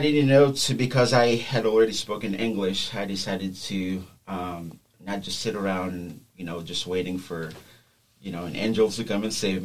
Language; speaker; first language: English; non-native, fluent; Haitian Creole